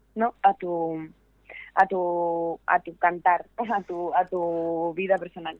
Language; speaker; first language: Spanish; native; Spanish